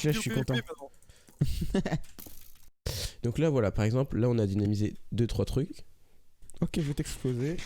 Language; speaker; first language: French; native; French